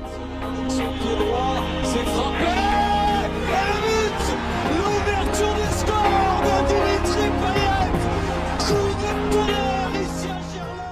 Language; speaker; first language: French; native; French